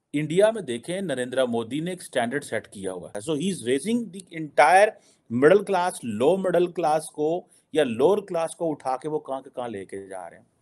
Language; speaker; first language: Urdu; native; Urdu